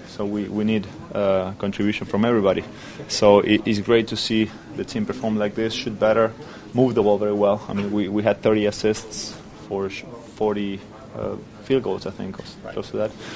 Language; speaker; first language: English; non-native, fluent; Spanish